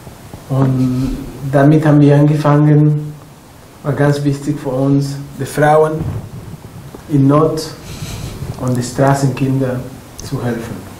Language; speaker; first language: German; non-native, fluent; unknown